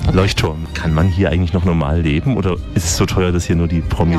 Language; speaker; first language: German; native; German